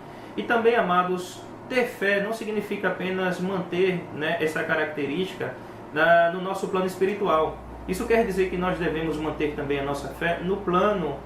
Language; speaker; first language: Portuguese; native; Portuguese